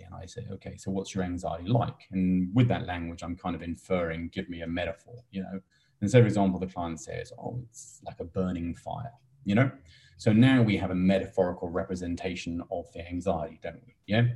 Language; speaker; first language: English; native; English